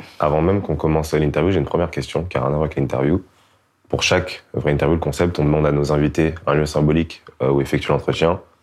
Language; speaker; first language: French; native; French